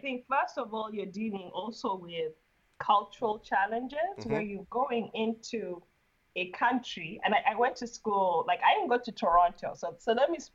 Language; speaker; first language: English; non-native, local second language; Ganda